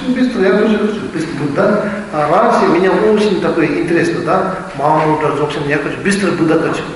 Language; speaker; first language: Russian; non-native, learner; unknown